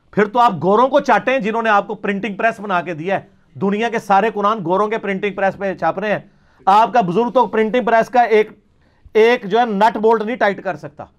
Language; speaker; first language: Urdu; non-native, local second language; Punjabi